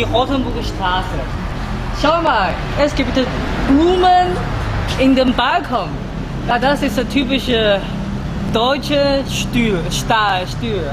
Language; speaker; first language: German; non-native, learner; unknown